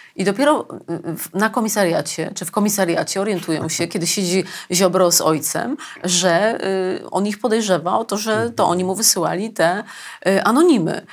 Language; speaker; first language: Polish; native; Polish